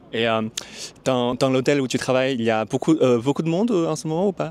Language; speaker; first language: French; non-native, fluent; Chinese